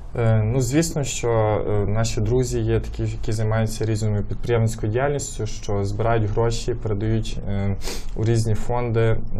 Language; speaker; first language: Ukrainian; native; Ukrainian